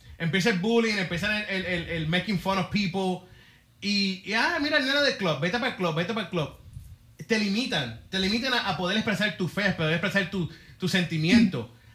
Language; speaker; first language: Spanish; early bilingual, heritage; Spanish